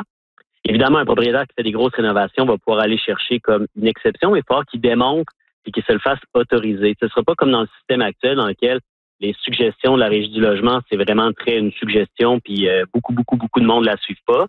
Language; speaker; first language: French; native; French